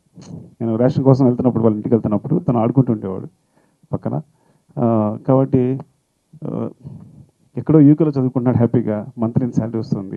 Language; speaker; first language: Telugu; native; Telugu